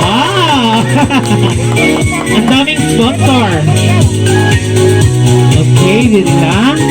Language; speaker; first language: Filipino; non-native, local second language; Cebuano